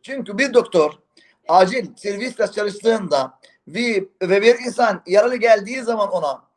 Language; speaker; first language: Turkish; non-native, fluent; Arabic